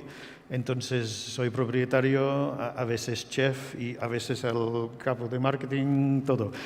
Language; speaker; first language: Spanish; non-native, fluent; English